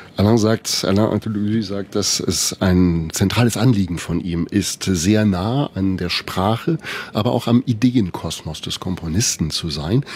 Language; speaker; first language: German; native; German